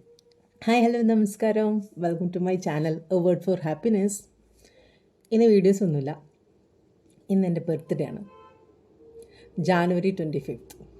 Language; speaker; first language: Malayalam; native; Malayalam